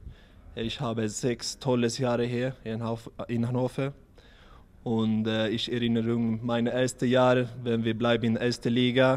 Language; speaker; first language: German; non-native, learner; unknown